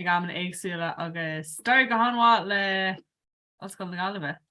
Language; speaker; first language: Irish; non-native, local second language; English